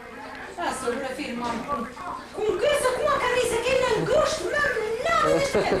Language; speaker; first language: Portuguese; native; Portuguese